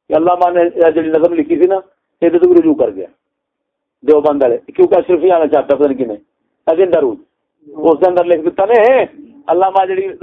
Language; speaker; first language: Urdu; non-native, local second language; Punjabi